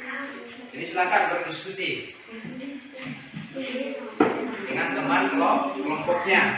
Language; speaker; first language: Indonesian; native; Indonesian